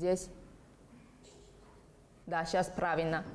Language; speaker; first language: Russian; non-native, learner; Chinese